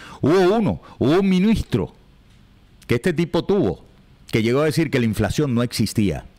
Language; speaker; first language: Spanish; native; Spanish